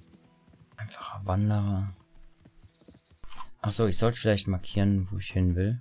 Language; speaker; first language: German; native; German